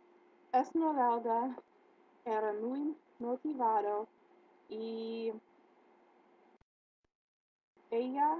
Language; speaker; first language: Spanish; non-native, learner; English